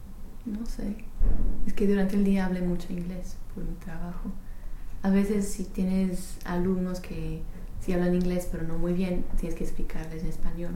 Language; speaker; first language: Spanish; non-native, fluent; English